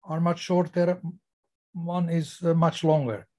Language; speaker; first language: English; non-native, fluent; Hungarian